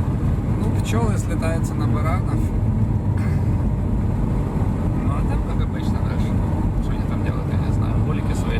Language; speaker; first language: Russian; native; Russian